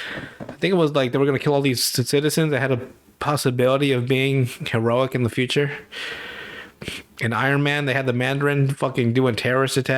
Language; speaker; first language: English; native; English